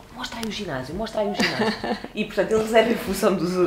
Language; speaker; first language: Portuguese; native; Portuguese